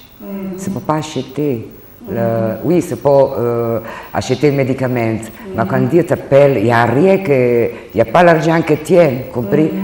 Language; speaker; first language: French; non-native, learner; Italian